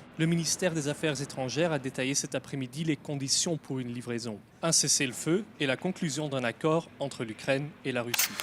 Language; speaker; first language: French; native; French